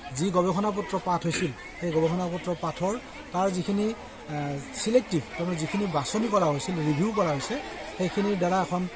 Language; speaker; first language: Assamese; native; Assamese